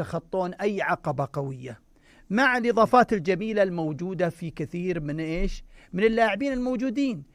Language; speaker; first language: Arabic; native; Arabic